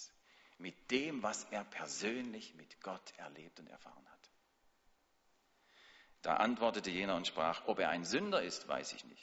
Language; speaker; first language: German; native; German